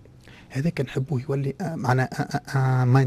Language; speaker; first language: Arabic; native; Arabic